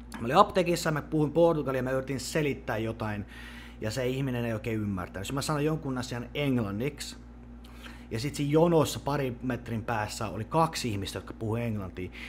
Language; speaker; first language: Finnish; native; Finnish